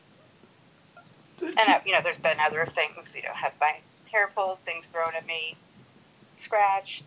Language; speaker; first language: English; native; English